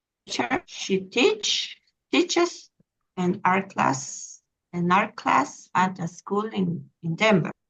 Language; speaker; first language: English; non-native, learner; Spanish